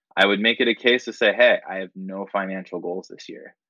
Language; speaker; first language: English; native; English